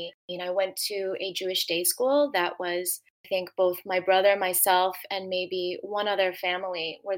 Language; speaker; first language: English; native; English